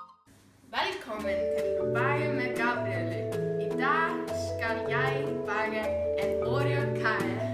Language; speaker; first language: Danish; non-native, learner; Norwegian